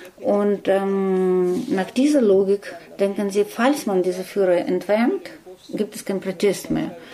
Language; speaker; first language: German; non-native, fluent; Russian